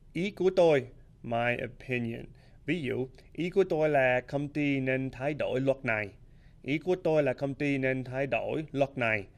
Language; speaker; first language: Vietnamese; non-native, learner; English